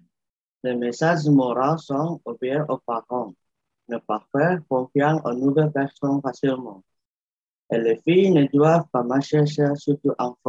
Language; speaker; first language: French; non-native, learner; Indonesian